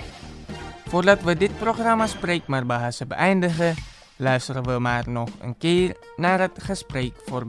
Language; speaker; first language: Dutch; non-native, fluent; Indonesian